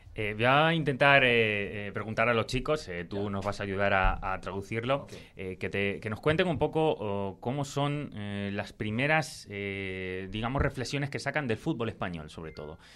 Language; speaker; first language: Spanish; native; Spanish